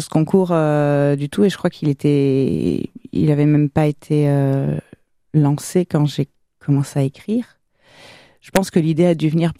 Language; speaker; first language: French; native; French